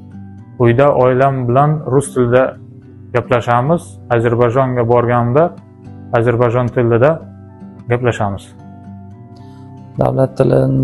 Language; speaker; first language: Uzbek; early bilingual, other home language; Russian